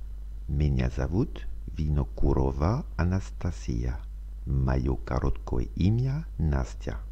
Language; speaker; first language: Russian; non-native, fluent; French